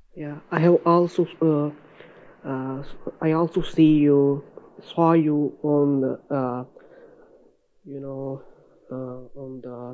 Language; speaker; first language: English; non-native, local second language; Urdu